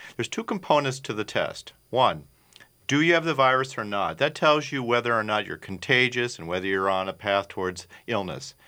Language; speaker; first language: English; native; English